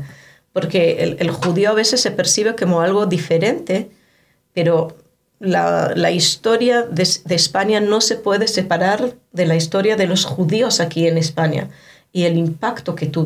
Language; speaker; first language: Spanish; non-native, fluent; Hebrew